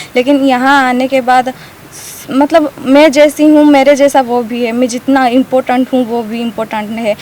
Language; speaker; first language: Hindi; non-native, local second language; Odia